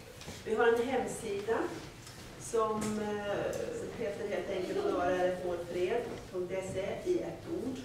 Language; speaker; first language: Swedish; native; Swedish